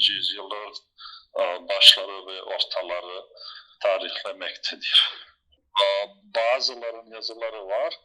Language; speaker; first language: Turkish; non-native, fluent; Bosnian